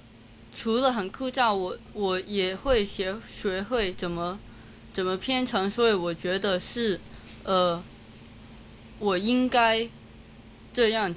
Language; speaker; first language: Chinese; non-native, local second language; Cantonese